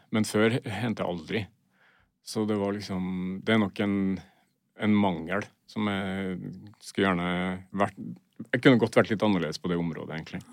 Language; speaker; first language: Norwegian; native; Norwegian